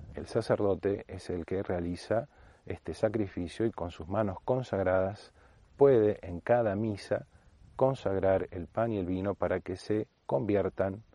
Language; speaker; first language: Spanish; native; Spanish